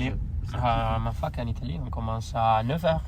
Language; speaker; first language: French; non-native, fluent; Italian